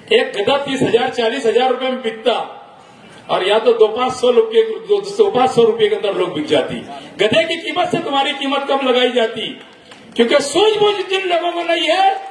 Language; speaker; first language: Hindi; non-native, local second language; Urdu